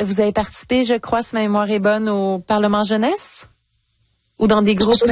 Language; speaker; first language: French; native; French